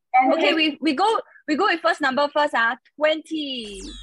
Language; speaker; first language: English; native; English